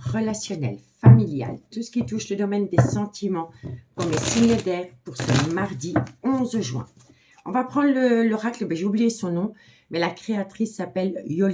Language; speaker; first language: French; native; French